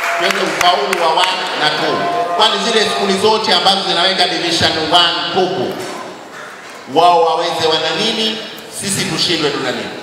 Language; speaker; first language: Swahili; native; Swahili